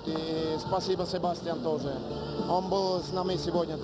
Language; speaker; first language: Russian; non-native, learner; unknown